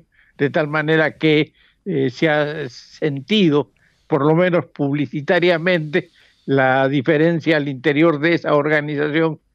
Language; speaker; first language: Spanish; native; Spanish